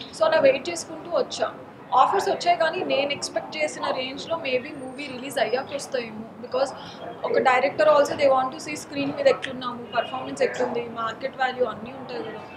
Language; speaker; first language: Telugu; non-native, local second language; Marathi